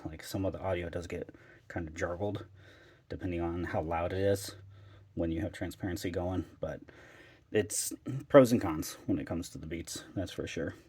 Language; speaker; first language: English; native; English